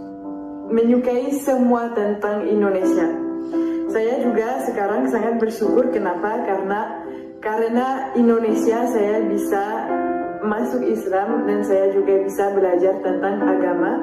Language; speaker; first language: Indonesian; non-native, fluent; French